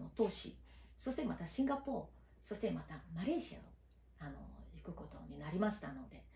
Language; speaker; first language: Japanese; non-native, fluent; Chinese